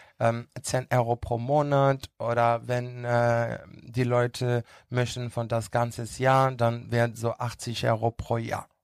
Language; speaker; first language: German; non-native, learner; Greek